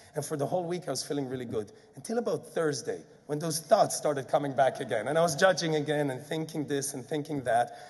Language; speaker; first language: English; non-native, fluent; Hebrew